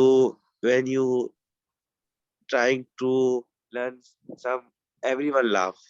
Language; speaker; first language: English; non-native, learner; Urdu